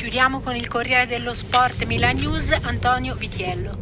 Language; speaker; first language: Italian; native; Italian